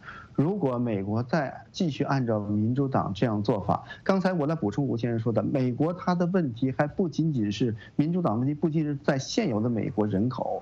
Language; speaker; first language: Chinese; native; Chinese